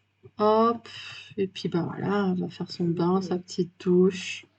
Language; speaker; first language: French; native; French